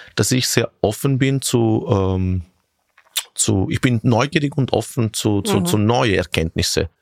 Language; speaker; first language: German; non-native, fluent; Italian